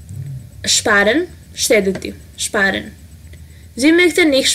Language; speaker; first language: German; non-native, fluent; Serbian